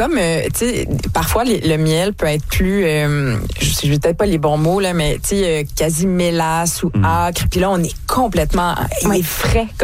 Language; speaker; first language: French; native; French